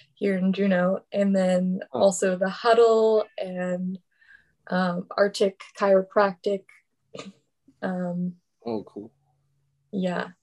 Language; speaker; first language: English; native; English